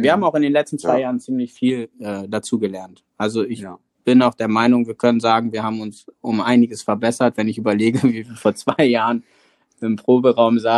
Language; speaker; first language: German; native; German